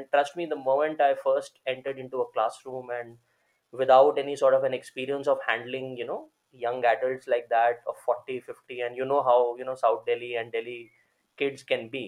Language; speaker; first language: English; non-native, local second language; Hindi